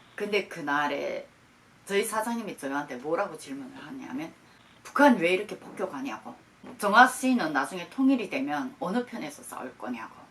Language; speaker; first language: Korean; native; Korean